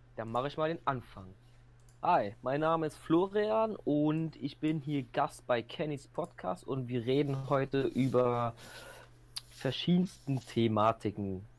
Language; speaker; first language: German; native; German